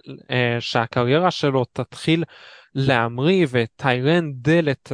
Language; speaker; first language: Hebrew; native; Hebrew